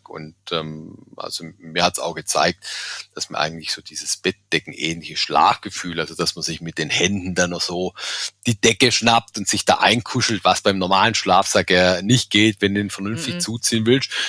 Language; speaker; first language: German; native; German